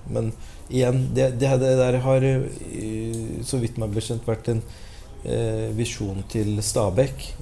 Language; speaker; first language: Norwegian; native; Norwegian